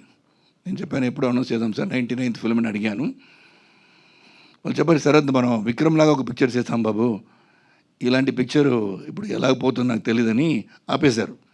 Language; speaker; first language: Telugu; non-native, fluent; Tamil